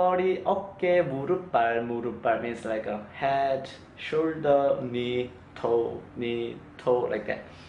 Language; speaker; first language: English; non-native, learner; Korean